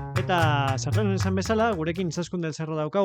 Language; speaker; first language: Basque; native; Basque